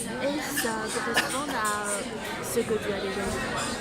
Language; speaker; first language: French; non-native, fluent; Chinese